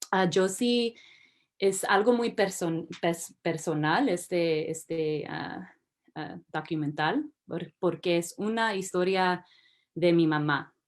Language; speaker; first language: Spanish; early bilingual, heritage; English